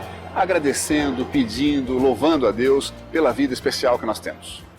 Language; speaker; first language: Portuguese; native; Portuguese